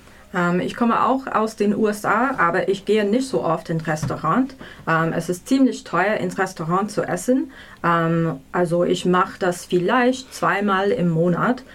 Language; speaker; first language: German; non-native, learner; English